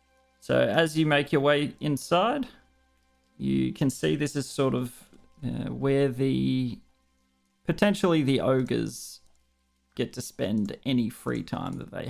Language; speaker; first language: English; native; English